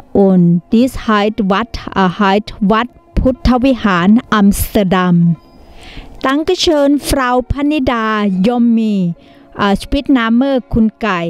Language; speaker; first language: German; non-native, learner; Thai